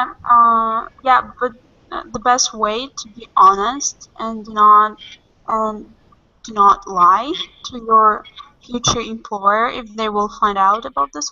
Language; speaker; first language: English; non-native, fluent; Russian